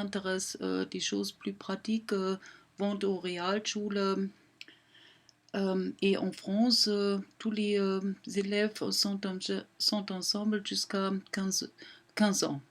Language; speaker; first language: French; non-native, fluent; German